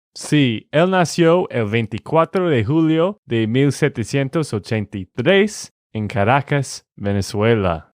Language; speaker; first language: Spanish; non-native, fluent; English